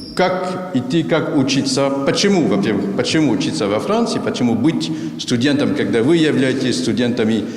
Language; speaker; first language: Russian; non-native, fluent; French